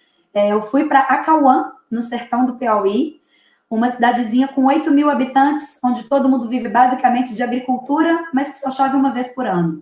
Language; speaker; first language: Portuguese; native; Portuguese